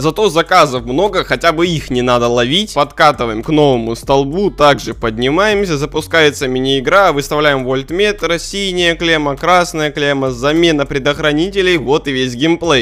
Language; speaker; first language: Russian; native; Russian